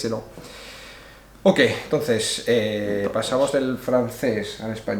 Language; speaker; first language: Spanish; non-native, fluent; Italian